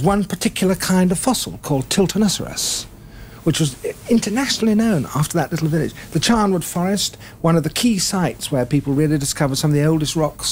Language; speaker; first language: English; native; English